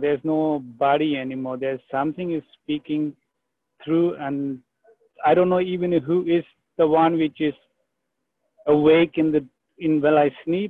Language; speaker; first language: English; non-native, local second language; Sinhala